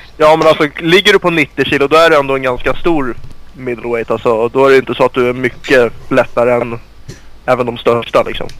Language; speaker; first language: Swedish; native; Swedish